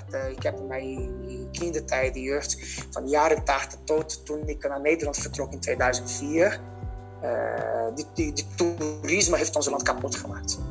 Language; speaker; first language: Dutch; non-native, fluent; Portuguese